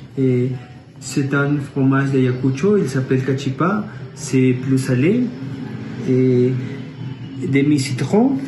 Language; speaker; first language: French; non-native, learner; Spanish